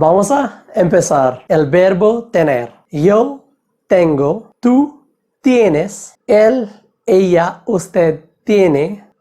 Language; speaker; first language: Spanish; non-native, learner; Hindi